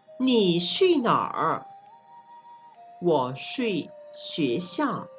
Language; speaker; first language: Chinese; non-native, fluent; Thai